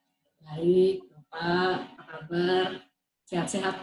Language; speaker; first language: Indonesian; native; Indonesian